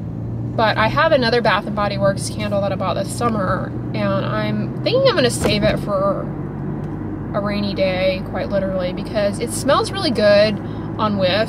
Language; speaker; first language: English; native; English